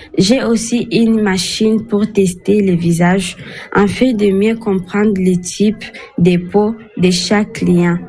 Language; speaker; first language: French; non-native, local second language; Swahili